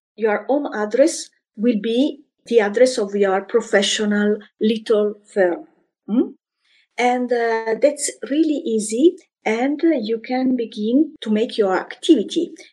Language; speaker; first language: English; non-native, fluent; Italian